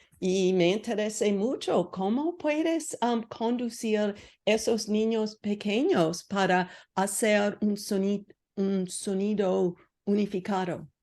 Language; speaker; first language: Spanish; non-native, learner; English